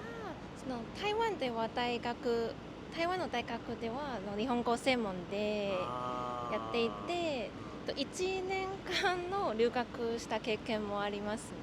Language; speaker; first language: Japanese; non-native, fluent; Chinese